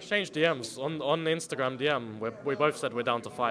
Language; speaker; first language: English; native; English